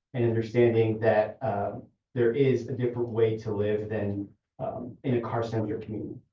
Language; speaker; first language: English; non-native, fluent; Italian